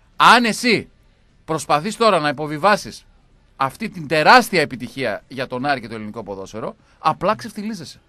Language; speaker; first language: Greek; native; Greek